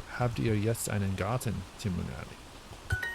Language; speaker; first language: German; non-native, learner; English